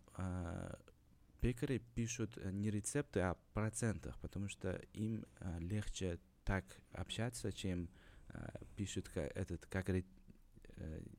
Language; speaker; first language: Russian; non-native, local second language; Uzbek